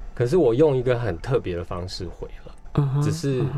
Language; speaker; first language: Chinese; non-native, local second language; Min Nan Chinese